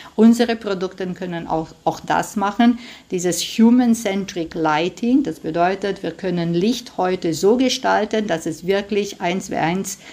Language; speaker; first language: German; non-native, fluent; Romanian